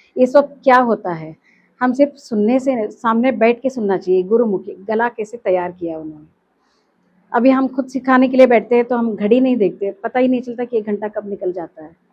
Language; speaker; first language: Hindi; non-native, local second language; Kannada